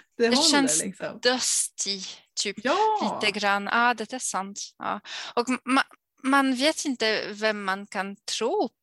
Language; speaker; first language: Swedish; non-native, fluent; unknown